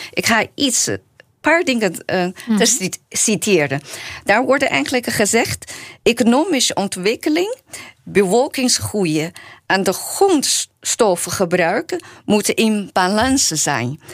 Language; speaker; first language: Dutch; non-native, learner; Chinese